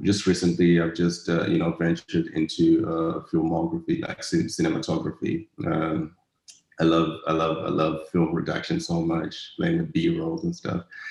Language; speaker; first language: English; non-native, local second language; Shona